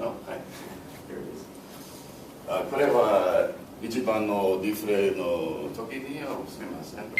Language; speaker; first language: Japanese; non-native, learner; English